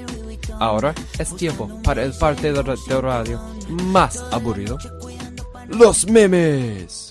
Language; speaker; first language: Spanish; non-native, learner; English